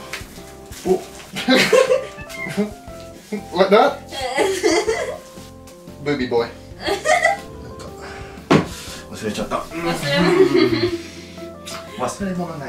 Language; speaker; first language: Japanese; non-native, learner; English